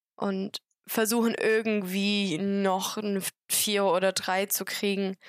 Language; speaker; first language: German; non-native, fluent; English